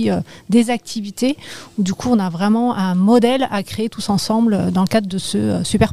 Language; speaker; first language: French; native; French